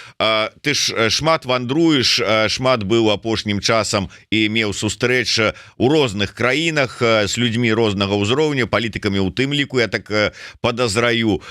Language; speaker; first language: Belarusian; native; Belarusian